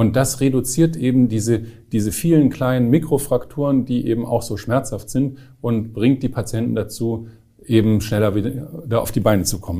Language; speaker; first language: German; native; German